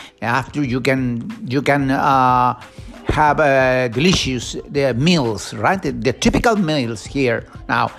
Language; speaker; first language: English; non-native, learner; Spanish